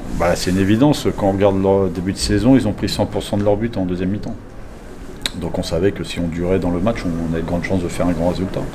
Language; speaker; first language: French; native; French